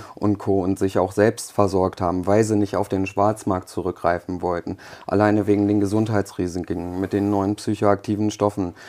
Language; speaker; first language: German; early bilingual, other home language; Polish